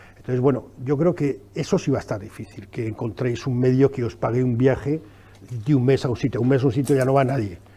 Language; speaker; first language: Spanish; native; Spanish